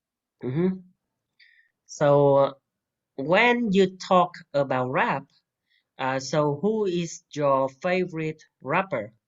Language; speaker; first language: English; non-native, fluent; Vietnamese